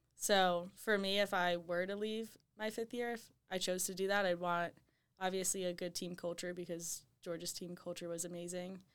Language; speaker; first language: English; native; English